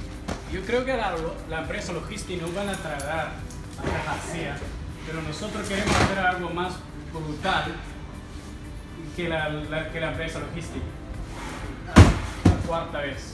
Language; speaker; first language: Spanish; non-native, fluent; Chinese